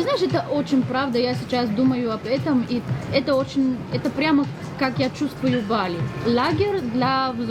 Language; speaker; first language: Russian; non-native, learner; Bulgarian